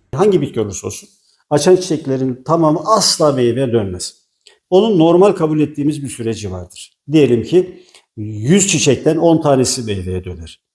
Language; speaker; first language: Turkish; native; Turkish